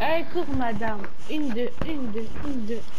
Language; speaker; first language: French; non-native, local second language; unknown